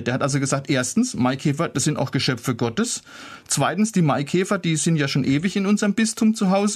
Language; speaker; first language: German; native; German